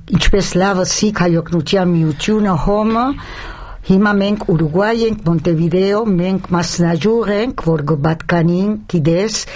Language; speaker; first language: Armenian; early bilingual, heritage; Armenian